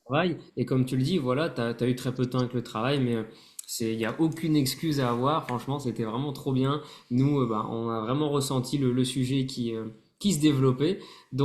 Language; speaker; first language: French; native; French